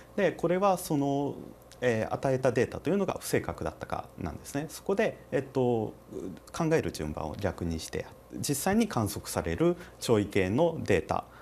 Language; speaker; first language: Japanese; native; Japanese